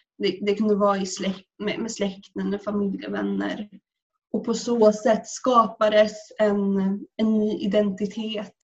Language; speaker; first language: Swedish; early bilingual, other home language; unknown